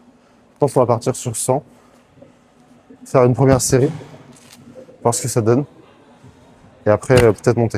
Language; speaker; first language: French; native; French